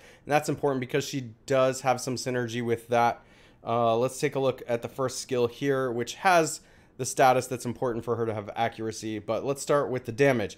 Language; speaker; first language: English; native; English